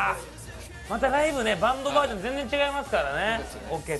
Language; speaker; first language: Japanese; native; Japanese